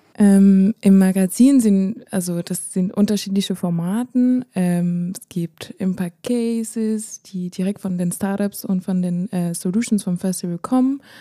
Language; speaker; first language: German; non-native, fluent; French